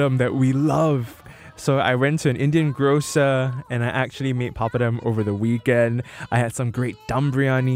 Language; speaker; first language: English; native; English